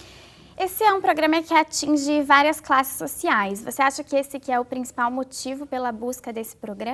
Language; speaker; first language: Portuguese; native; Portuguese